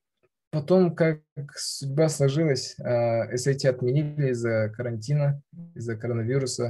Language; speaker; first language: Russian; non-native, local second language; Kazakh